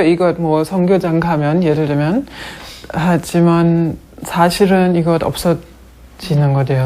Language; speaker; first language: Korean; non-native, learner; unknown